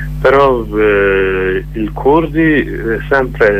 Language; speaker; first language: Italian; non-native, learner; Kurdish